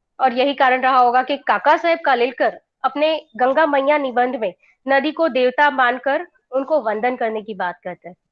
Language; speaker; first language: Hindi; non-native, local second language; Gujarati